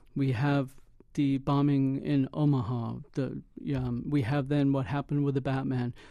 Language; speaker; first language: English; native; English